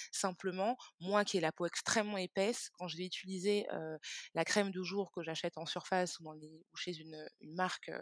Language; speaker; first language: French; early bilingual, other home language; Hebrew